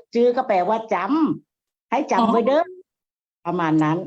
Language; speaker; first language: Thai; native; Thai